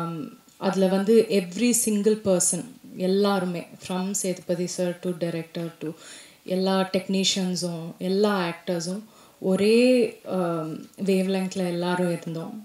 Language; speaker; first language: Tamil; non-native, local second language; Malayalam